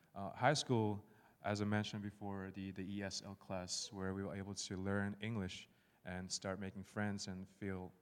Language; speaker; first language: English; non-native, fluent; Burmese